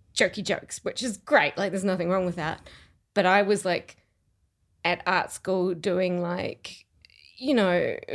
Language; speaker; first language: English; native; English